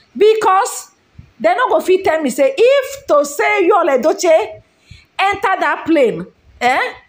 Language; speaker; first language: Nigerian Pidgin; non-native, local second language; Igbo